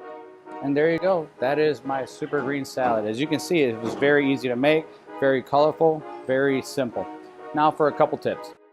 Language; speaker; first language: English; native; English